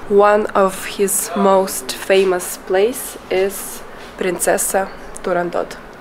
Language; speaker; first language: English; non-native, fluent; Russian